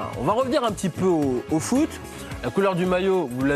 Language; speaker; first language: French; native; French